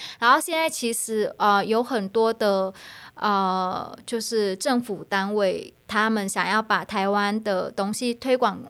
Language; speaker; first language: Chinese; non-native, fluent; Vietnamese